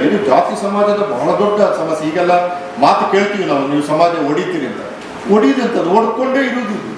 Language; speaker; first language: Kannada; non-native, local second language; Tulu